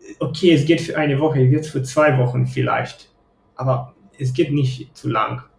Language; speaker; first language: German; non-native, fluent; Romanian